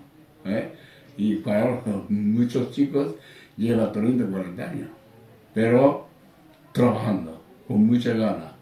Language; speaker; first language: Spanish; non-native, learner; Japanese